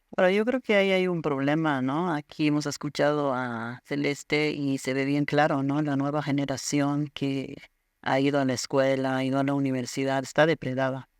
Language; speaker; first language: Spanish; non-native, local second language; Aymara